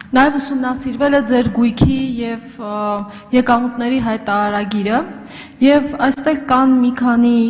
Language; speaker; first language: Armenian; native; Armenian